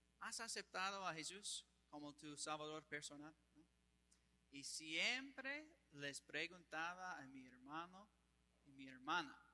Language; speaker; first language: Spanish; non-native, fluent; English